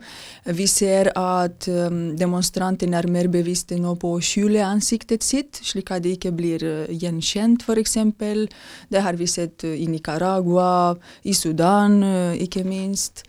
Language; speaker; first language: Norwegian; non-native, fluent; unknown